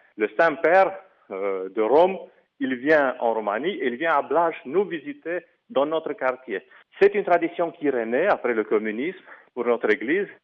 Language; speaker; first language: French; non-native, fluent; Romanian